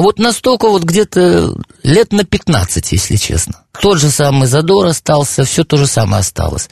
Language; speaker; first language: Russian; native; Russian